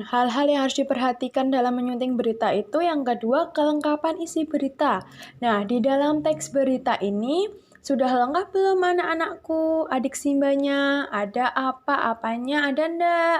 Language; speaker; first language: Indonesian; native; Indonesian